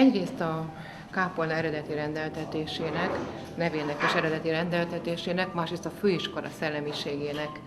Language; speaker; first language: Hungarian; native; Hungarian